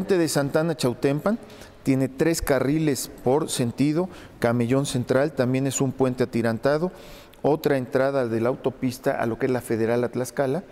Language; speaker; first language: Spanish; native; Spanish